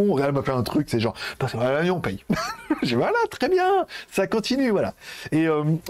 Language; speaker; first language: French; native; French